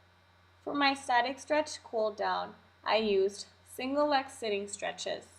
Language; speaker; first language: English; native; English